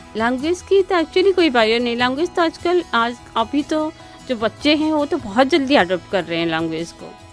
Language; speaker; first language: Hindi; non-native, local second language; Odia